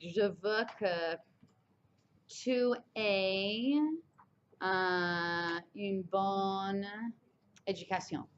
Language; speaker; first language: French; non-native, fluent; English